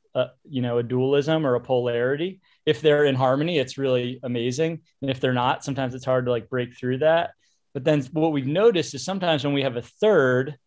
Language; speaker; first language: English; native; English